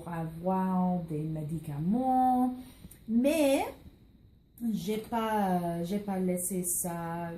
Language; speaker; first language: French; non-native, learner; English